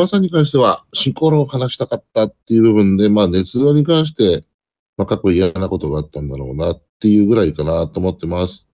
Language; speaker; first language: Japanese; native; Japanese